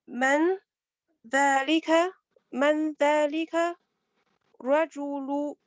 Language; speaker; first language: Arabic; non-native, learner; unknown